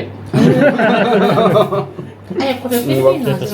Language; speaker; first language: Japanese; native; Japanese